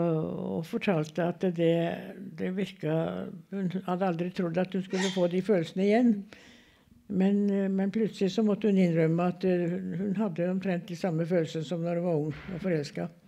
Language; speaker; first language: Norwegian; native; Norwegian